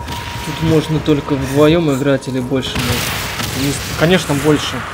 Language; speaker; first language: Russian; native; Russian